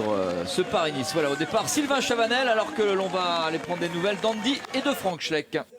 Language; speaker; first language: French; native; French